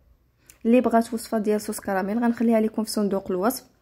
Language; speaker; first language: Arabic; native; Arabic